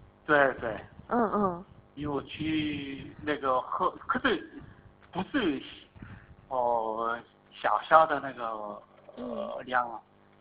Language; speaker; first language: Chinese; non-native, fluent; Korean